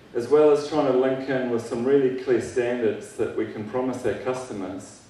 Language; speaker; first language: English; native; English